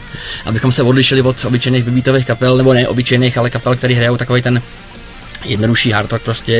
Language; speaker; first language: Czech; native; Czech